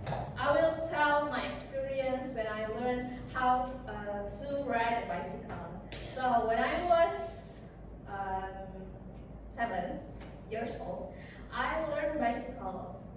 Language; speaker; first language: English; non-native, learner; Indonesian